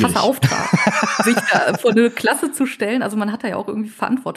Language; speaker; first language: German; native; German